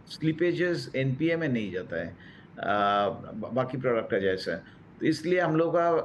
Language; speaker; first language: Hindi; non-native, local second language; Bangla